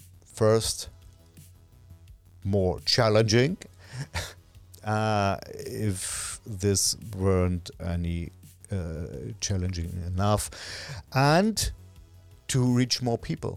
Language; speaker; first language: English; non-native, learner; German